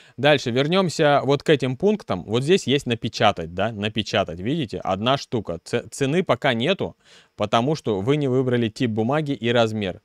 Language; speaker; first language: Russian; native; Russian